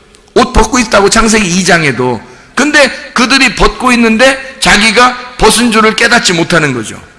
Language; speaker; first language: Korean; native; Korean